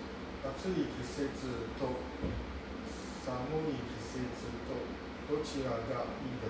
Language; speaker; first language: Japanese; non-native, learner; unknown